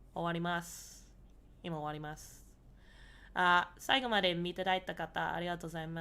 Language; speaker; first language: Japanese; non-native, learner; English